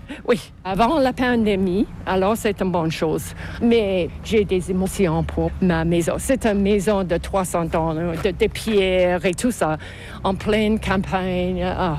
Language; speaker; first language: French; non-native, local second language; English